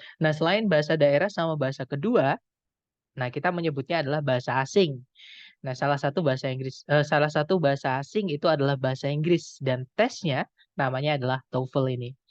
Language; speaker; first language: Indonesian; non-native, local second language; Javanese